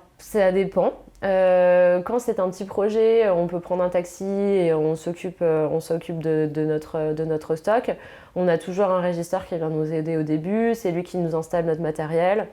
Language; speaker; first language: French; native; French